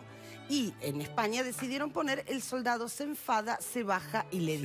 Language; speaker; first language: Spanish; native; Spanish